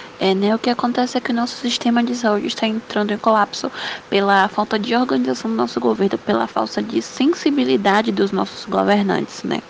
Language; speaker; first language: Portuguese; native; Portuguese